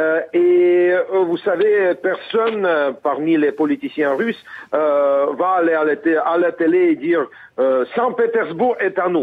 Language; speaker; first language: French; non-native, fluent; Russian